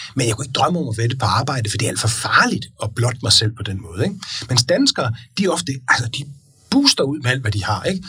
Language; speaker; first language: Danish; native; Danish